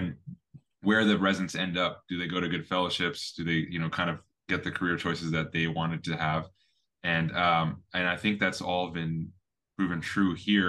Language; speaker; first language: English; native; English